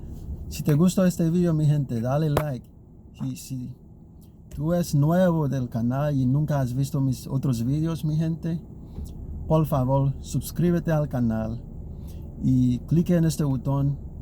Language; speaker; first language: Spanish; non-native, learner; Haitian Creole